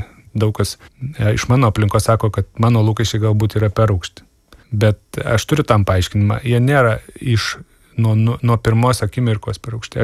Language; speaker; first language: Lithuanian; native; Lithuanian